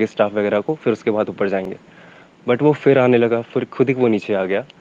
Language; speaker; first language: Hindi; native; Hindi